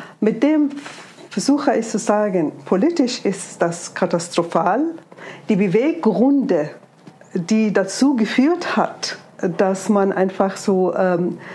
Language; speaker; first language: German; non-native, fluent; Arabic